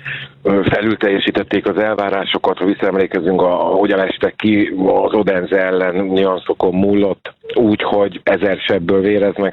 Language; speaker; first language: Hungarian; native; Hungarian